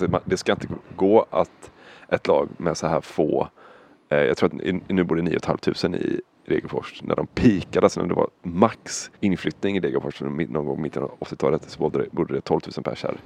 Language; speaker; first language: Swedish; native; Swedish